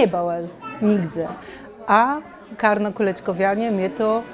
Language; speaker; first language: Polish; non-native, local second language; Kashubian